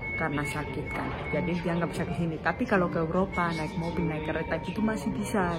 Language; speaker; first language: Indonesian; non-native, fluent; Spanish